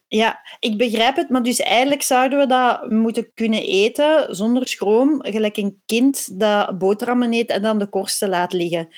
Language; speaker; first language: Dutch; native; Dutch